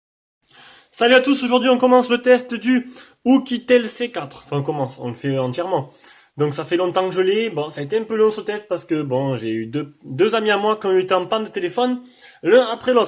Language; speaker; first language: French; native; French